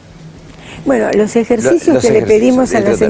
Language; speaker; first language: Spanish; native; Spanish